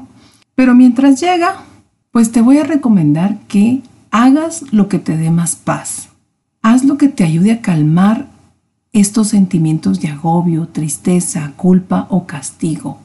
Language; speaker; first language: Spanish; native; Spanish